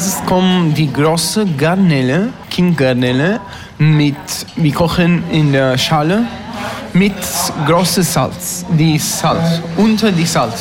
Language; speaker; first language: German; non-native, learner; Italian